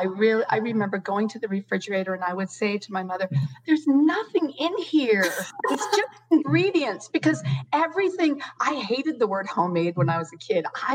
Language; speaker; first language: English; native; English